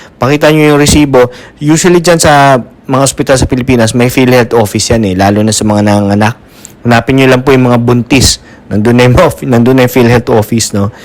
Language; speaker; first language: Filipino; native; Filipino